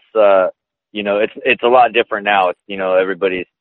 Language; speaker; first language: English; native; English